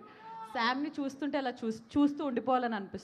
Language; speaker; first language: Telugu; native; Telugu